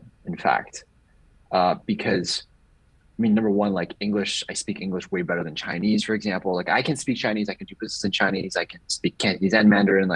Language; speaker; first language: English; native; English